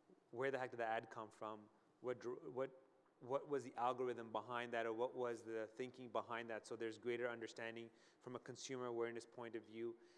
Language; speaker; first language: English; native; English